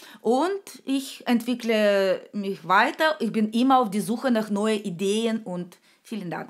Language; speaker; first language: German; non-native, learner; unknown